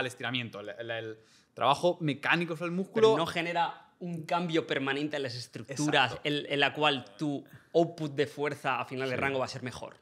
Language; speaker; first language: Spanish; native; Spanish